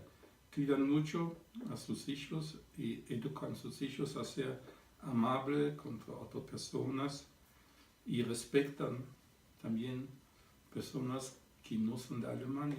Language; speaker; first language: Spanish; non-native, fluent; German